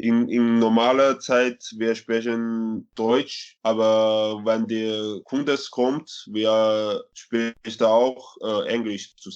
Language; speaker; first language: German; non-native, learner; Chinese